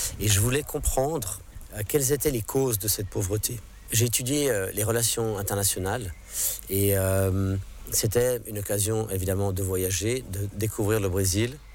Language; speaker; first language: French; non-native, local second language; English